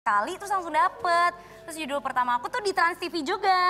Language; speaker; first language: Indonesian; native; Indonesian